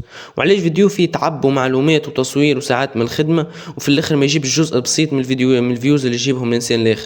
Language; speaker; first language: Arabic; native; Arabic